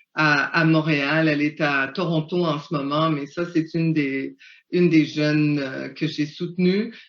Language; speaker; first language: French; early bilingual, other home language; Haitian Creole